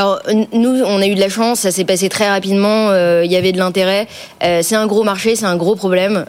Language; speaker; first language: French; native; French